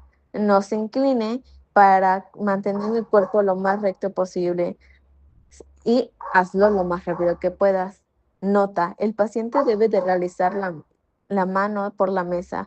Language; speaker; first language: Spanish; native; Spanish